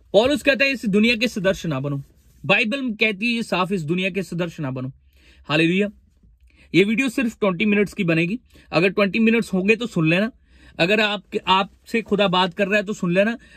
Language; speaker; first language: Hindi; non-native, local second language; Punjabi